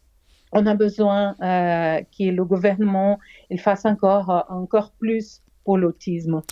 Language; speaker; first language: French; non-native, fluent; Portuguese